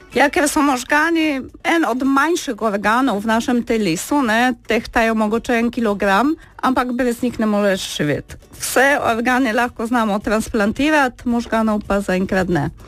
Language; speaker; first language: Slovenian; non-native, fluent; Polish